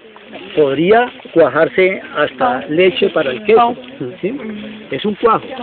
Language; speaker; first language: Spanish; native; Spanish